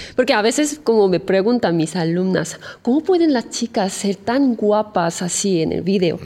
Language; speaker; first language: Spanish; non-native, fluent; Korean